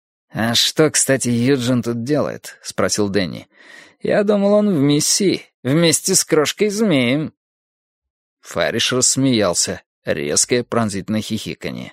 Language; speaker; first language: Russian; native; Russian